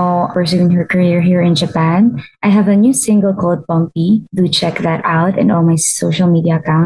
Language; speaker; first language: English; non-native, local second language; Filipino